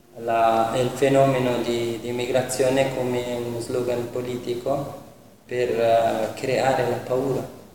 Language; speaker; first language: Italian; non-native, fluent; Persian